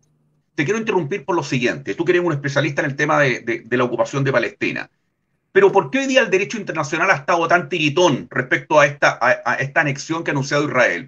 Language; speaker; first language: Spanish; native; Spanish